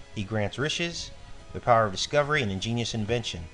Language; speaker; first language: English; native; English